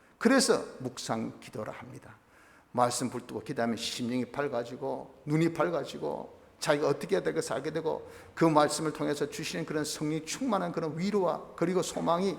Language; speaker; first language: Korean; native; Korean